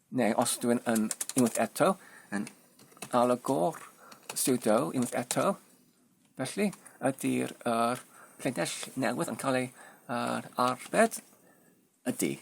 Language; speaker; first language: Welsh; non-native, learner; Polish